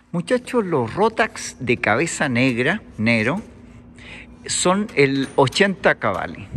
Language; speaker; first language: Spanish; native; Spanish